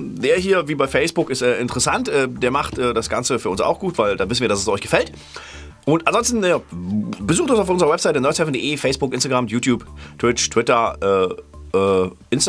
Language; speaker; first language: German; native; German